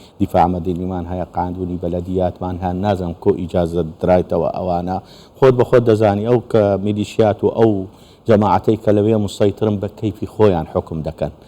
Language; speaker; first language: Central Kurdish; non-native, local second language; Assyrian Neo-Aramaic